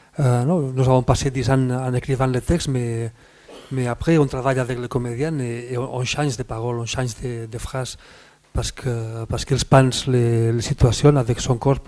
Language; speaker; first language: French; non-native, fluent; Spanish